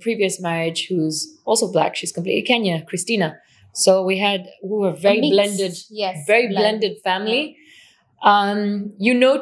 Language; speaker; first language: English; non-native, local second language; Swahili